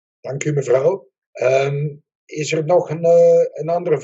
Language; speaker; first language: Dutch; non-native, local second language; French